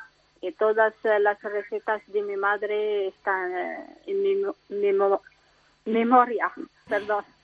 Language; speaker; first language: Spanish; non-native, learner; Arabic